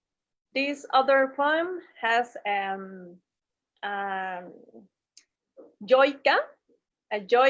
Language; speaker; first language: English; non-native, fluent; Spanish